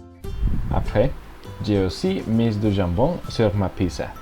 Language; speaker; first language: French; non-native, learner; Spanish